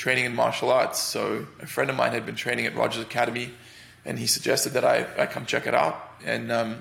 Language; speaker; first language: English; native; English